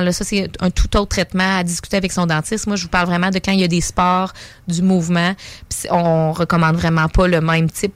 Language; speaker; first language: French; native; French